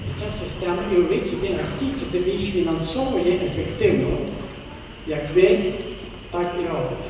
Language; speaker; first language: Polish; non-native, learner; Ukrainian